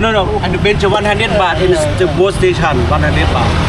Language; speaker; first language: English; non-native, learner; Thai